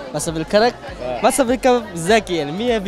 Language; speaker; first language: Arabic; non-native, learner; Indonesian